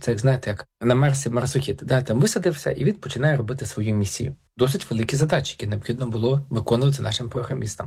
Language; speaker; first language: Ukrainian; native; Ukrainian